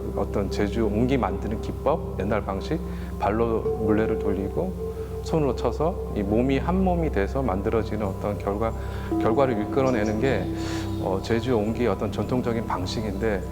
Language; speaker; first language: Korean; native; Korean